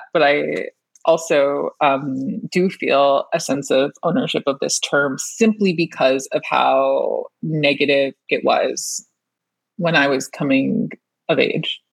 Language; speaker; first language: English; early bilingual, other home language; Persian